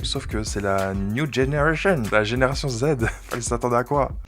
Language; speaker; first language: French; native; French